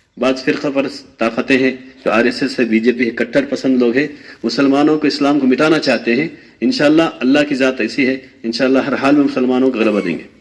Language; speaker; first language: Urdu; native; Urdu